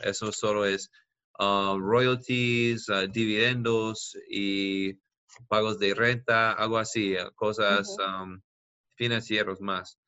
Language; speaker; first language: Spanish; non-native, fluent; English